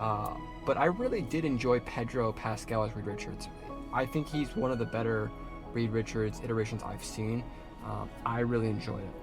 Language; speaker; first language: English; native; English